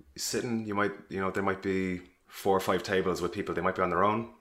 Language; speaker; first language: English; native; English